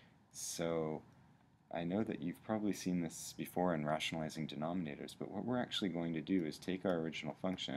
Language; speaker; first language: English; native; English